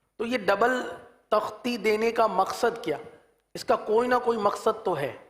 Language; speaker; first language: Urdu; native; Urdu